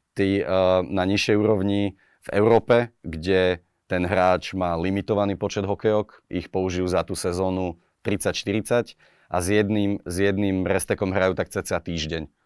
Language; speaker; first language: Slovak; native; Slovak